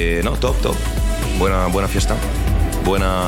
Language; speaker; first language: Spanish; non-native, learner; French